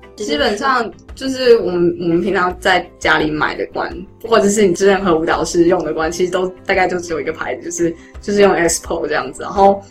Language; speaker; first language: Chinese; native; Chinese